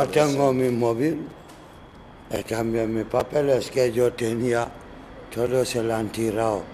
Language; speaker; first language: Spanish; non-native, learner; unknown